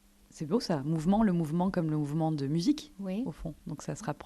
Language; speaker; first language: French; native; French